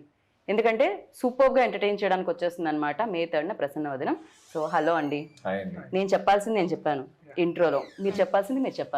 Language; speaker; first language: Telugu; native; Telugu